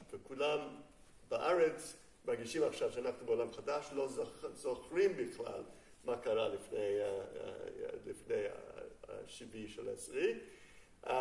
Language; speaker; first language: Hebrew; non-native, fluent; English